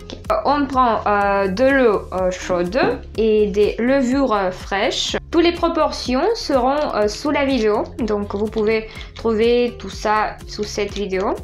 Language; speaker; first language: French; non-native, fluent; Russian